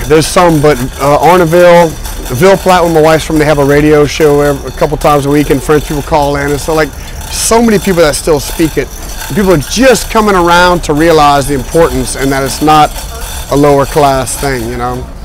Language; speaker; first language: English; native; English